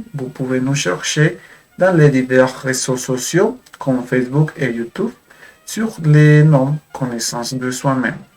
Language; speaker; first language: French; non-native, fluent; Spanish